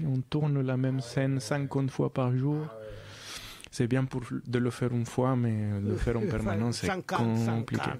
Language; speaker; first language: French; non-native, fluent; Spanish